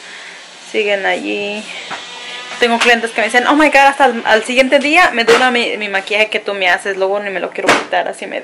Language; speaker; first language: Spanish; early bilingual, heritage; Spanish